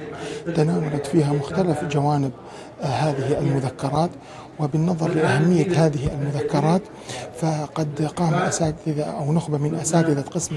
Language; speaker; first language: Arabic; native; Arabic